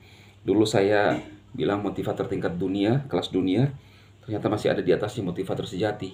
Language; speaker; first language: Indonesian; native; Indonesian